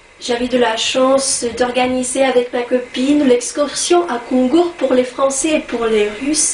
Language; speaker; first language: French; non-native, learner; Russian